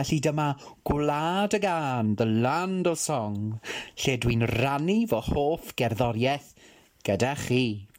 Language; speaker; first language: Welsh; non-native, fluent; English